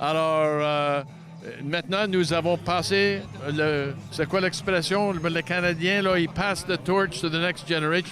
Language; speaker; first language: French; non-native, local second language; English